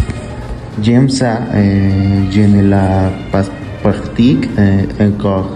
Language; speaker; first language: French; non-native, learner; Spanish